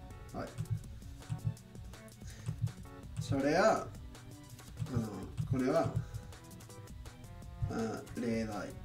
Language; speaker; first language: Japanese; non-native, learner; English